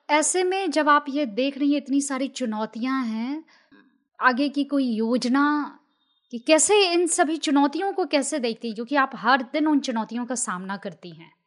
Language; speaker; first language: Hindi; native; Hindi